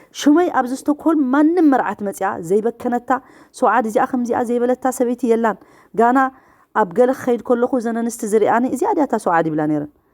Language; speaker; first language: Tigrinya; native; Tigrinya